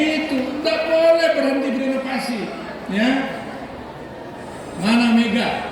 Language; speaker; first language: Indonesian; non-native, local second language; Sasak